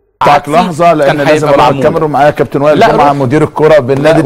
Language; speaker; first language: Arabic; native; Arabic